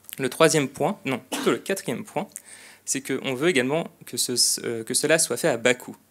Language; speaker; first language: French; native; French